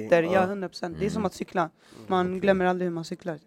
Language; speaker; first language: Swedish; native; Swedish